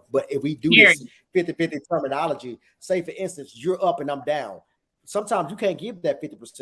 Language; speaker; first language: English; native; English